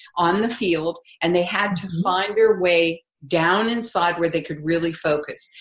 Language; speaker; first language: English; native; English